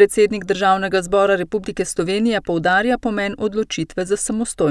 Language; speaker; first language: Slovenian; native; Slovenian